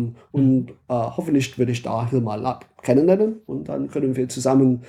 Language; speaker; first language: German; non-native, fluent; English